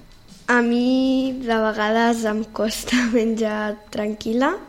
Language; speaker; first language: Catalan; non-native, local second language; Spanish